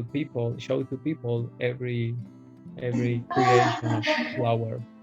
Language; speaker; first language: English; non-native, fluent; Spanish